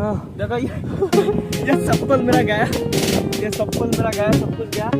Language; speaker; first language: Hindi; non-native, local second language; Bangla